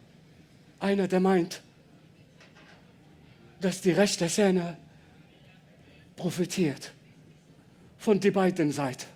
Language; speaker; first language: German; non-native, learner; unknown